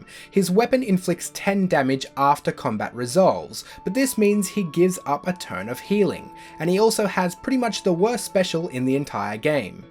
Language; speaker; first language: English; native; English